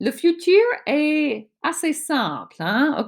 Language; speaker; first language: French; non-native, fluent; English